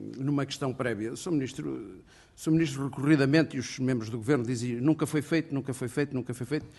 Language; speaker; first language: Portuguese; native; Portuguese